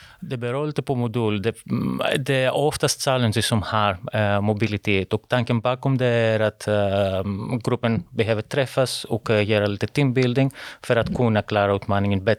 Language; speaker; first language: Swedish; non-native, fluent; Greek